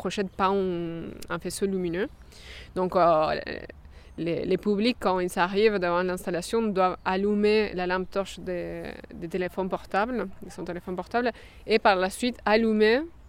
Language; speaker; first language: French; non-native, fluent; Spanish